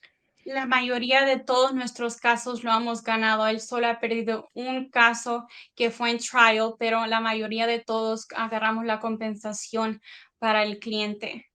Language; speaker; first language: Spanish; early bilingual, heritage; Spanish